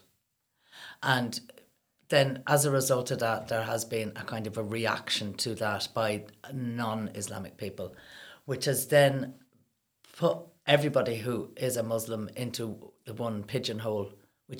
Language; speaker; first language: English; native; English